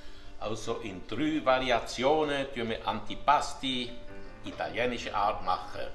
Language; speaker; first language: German; non-native, local second language; French